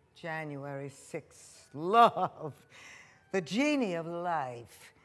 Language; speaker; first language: English; native; English